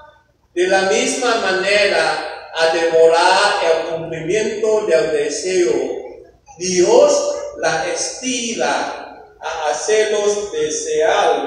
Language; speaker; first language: Spanish; non-native, fluent; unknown